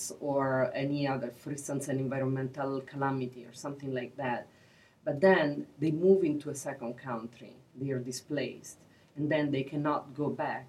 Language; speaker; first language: English; non-native, fluent; Italian